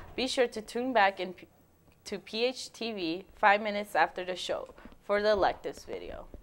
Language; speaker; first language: English; early bilingual, other home language; Spanish